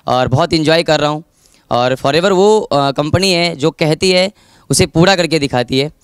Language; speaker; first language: Hindi; native; Hindi